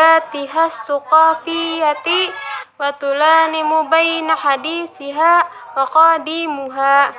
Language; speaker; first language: Arabic; non-native, learner; Indonesian